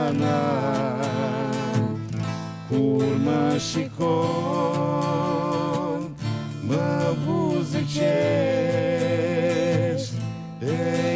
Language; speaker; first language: Albanian; native; Albanian